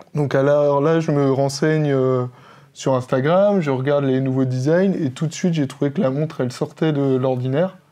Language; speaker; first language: French; native; French